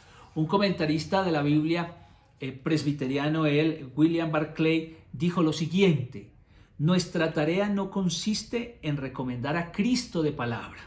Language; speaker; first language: Spanish; native; Spanish